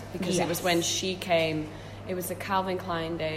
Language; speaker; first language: English; native; English